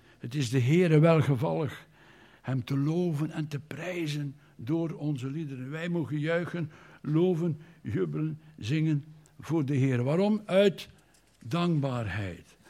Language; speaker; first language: Dutch; native; Dutch